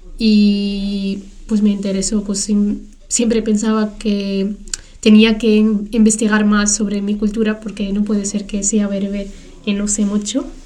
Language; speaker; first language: Spanish; early bilingual, other home language; Tachelhit